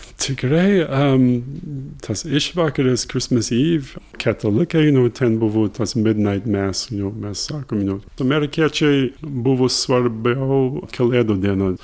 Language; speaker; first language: Lithuanian; early bilingual, heritage; English